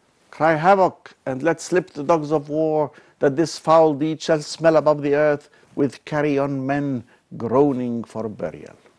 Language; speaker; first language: English; non-native, fluent; Arabic